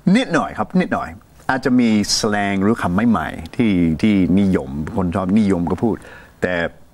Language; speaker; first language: Thai; non-native, fluent; English